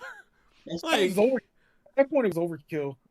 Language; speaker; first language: English; native; English